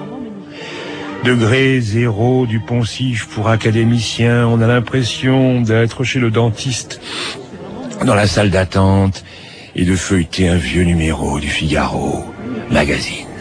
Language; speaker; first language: French; native; French